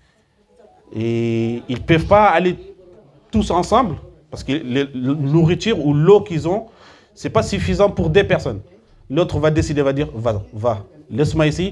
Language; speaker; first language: French; early bilingual, other home language; Soninke